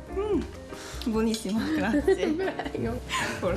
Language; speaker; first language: Italian; non-native, learner; Korean